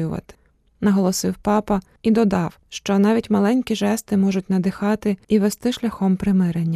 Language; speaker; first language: Ukrainian; native; Ukrainian